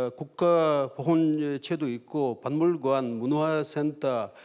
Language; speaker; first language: Korean; non-native, fluent; Russian